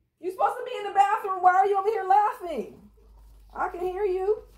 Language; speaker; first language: English; native; English